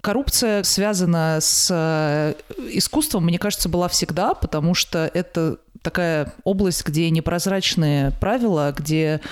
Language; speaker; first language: Russian; native; Russian